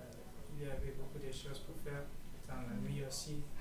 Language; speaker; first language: French; non-native, learner; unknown